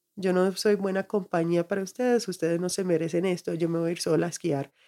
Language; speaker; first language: Spanish; early bilingual, heritage; Spanish